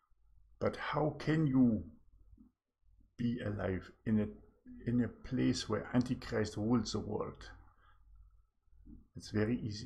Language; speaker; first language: English; non-native, fluent; German